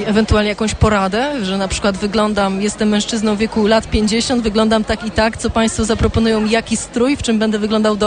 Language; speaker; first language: Polish; native; Polish